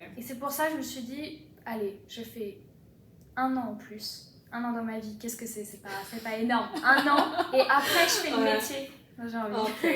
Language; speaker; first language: French; native; French